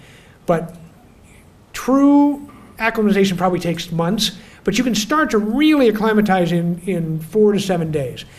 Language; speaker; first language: English; native; English